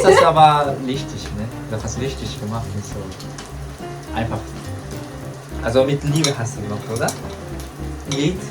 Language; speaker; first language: German; non-native, learner; Japanese